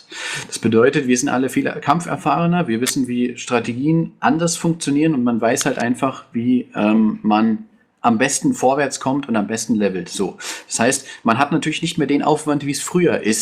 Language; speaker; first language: German; native; German